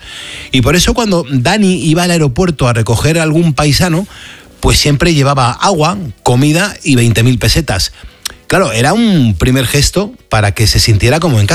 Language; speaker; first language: Spanish; native; Spanish